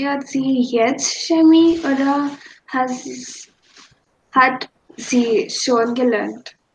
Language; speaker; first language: German; non-native, fluent; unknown